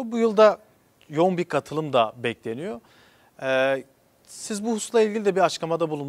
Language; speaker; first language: Turkish; non-native, local second language; Kurdish